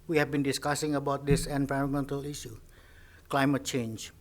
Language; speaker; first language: English; non-native, fluent; Indonesian